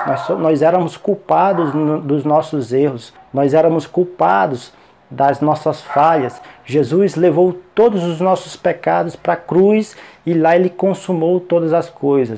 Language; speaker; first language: Portuguese; native; Portuguese